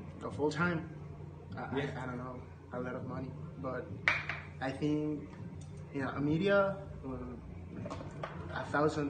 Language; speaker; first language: English; non-native, learner; Spanish